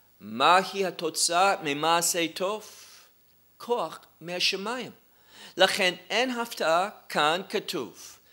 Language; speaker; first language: Hebrew; non-native, fluent; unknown